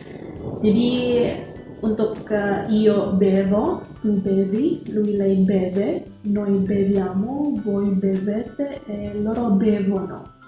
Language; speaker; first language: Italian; non-native, fluent; Indonesian